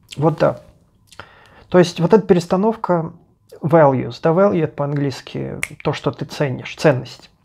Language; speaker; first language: Russian; native; Russian